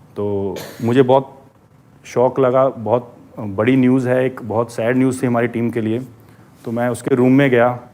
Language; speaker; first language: Hindi; non-native, local second language; Punjabi